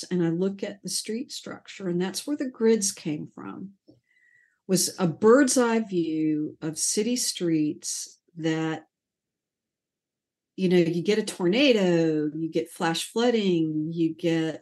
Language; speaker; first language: English; native; English